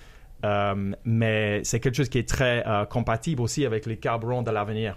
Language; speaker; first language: French; non-native, fluent; English